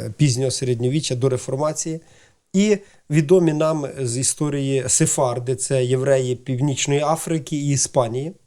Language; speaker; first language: Ukrainian; native; Ukrainian